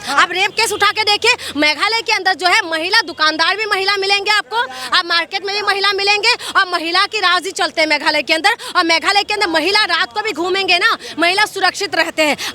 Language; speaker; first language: Hindi; non-native, local second language; Assamese